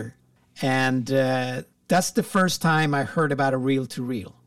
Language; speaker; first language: English; non-native, fluent; Swedish